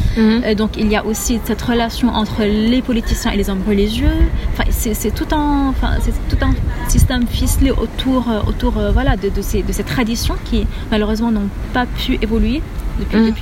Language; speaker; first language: French; non-native, local second language; Arabic